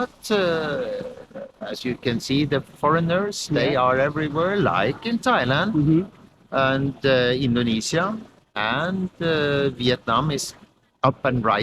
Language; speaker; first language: English; non-native, fluent; Norwegian